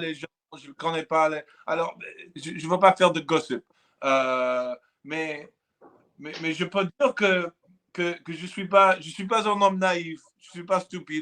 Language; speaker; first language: French; non-native, fluent; English